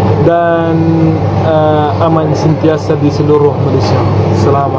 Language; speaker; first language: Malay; non-native, fluent; Arabic